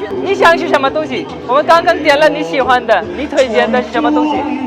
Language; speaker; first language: Chinese; non-native, fluent; Urdu